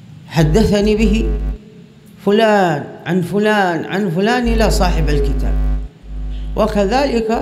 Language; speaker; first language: Arabic; native; Arabic